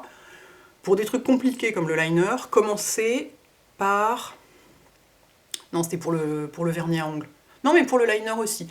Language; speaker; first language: French; native; French